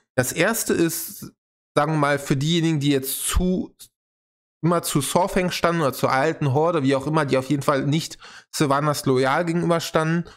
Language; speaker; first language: German; native; German